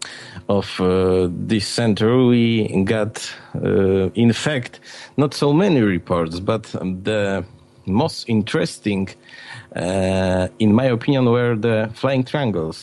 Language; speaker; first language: English; non-native, fluent; Polish